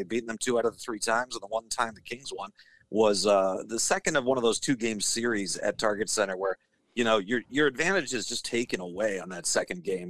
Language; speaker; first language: English; native; English